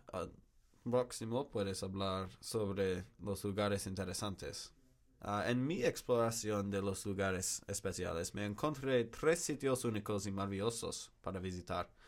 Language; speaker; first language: Spanish; non-native, learner; English